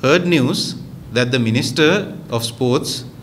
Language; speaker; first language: English; non-native, local second language; Sinhala